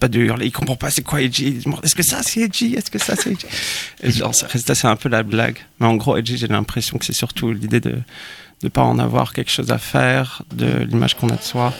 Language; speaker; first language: French; native; French